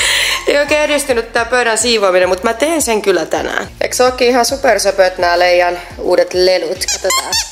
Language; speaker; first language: Finnish; native; Finnish